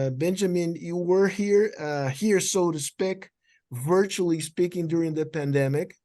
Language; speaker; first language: English; non-native, fluent; Portuguese